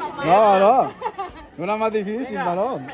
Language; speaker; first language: Spanish; native; Spanish